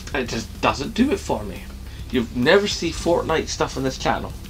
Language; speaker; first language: English; native; English